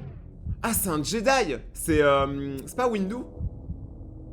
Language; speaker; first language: French; native; French